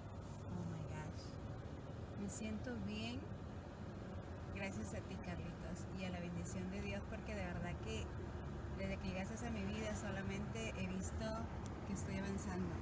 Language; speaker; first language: Spanish; early bilingual, heritage; Spanish